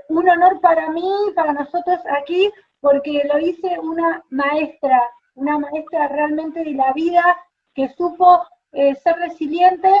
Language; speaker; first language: Spanish; native; Spanish